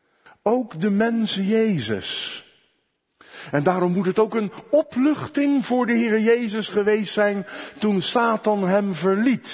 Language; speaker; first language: Dutch; native; Dutch